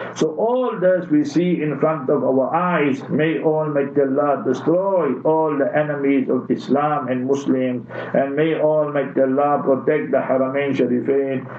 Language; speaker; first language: English; native; English